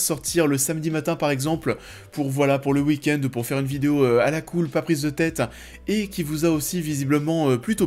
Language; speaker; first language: French; native; French